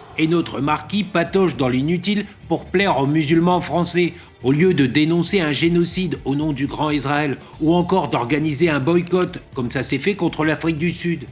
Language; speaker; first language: French; native; French